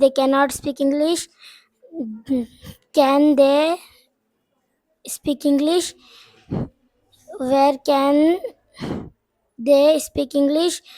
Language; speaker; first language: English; non-native, learner; Hindi